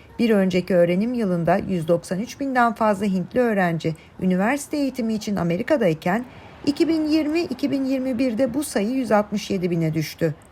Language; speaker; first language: Turkish; native; Turkish